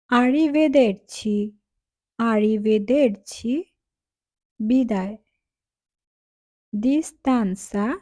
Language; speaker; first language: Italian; non-native, learner; Bangla